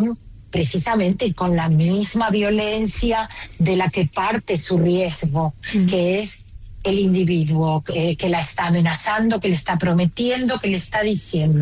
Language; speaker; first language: Spanish; native; Spanish